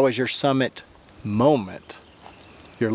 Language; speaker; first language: English; native; English